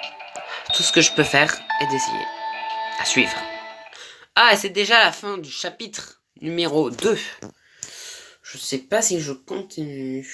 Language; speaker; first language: French; native; French